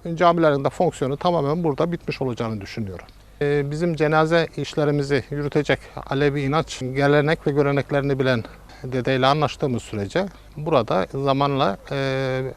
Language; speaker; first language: Turkish; native; Turkish